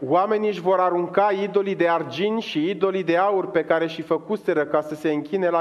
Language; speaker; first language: Romanian; native; Romanian